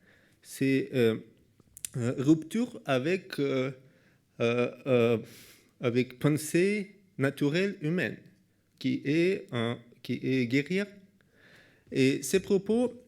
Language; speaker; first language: French; non-native, learner; Russian